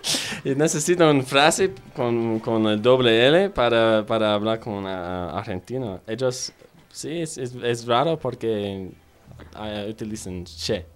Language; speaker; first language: Spanish; non-native, fluent; English